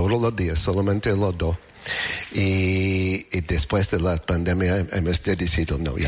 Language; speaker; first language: Spanish; non-native, learner; English